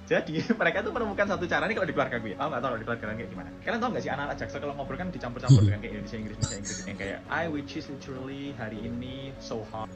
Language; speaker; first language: Indonesian; native; Indonesian